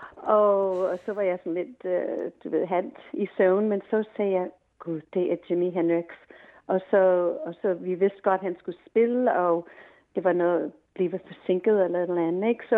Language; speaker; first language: Danish; non-native, fluent; English